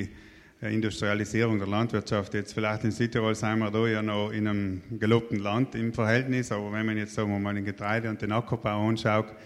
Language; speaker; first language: German; native; German